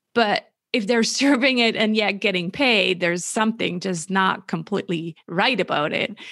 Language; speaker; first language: English; non-native, fluent; German